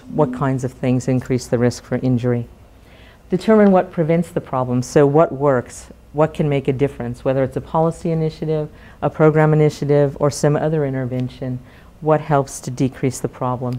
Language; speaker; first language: English; native; English